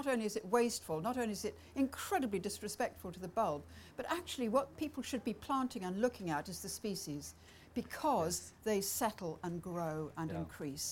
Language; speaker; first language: English; native; English